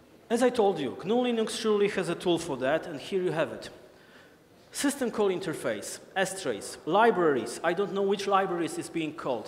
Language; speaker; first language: English; non-native, fluent; Polish